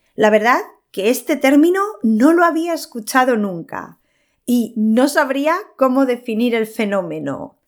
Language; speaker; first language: Spanish; native; Spanish